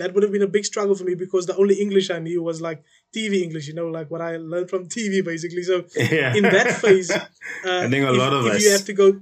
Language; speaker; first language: English; non-native, local second language; Afrikaans